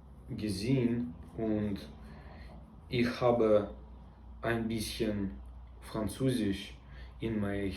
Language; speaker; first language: German; non-native, learner; Russian